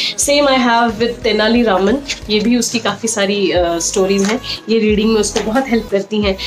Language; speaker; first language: Hindi; native; Hindi